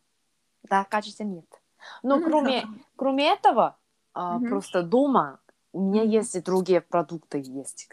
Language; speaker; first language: Russian; non-native, learner; Korean